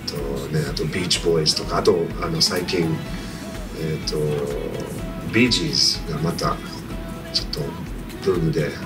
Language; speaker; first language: Japanese; non-native, fluent; English